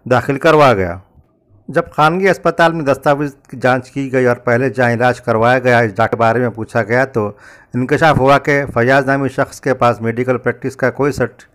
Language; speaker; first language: Urdu; native; Urdu